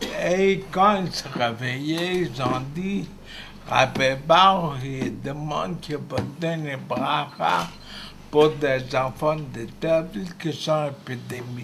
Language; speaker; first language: French; non-native, fluent; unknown